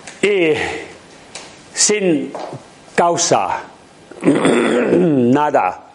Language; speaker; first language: Spanish; non-native, learner; Tibetan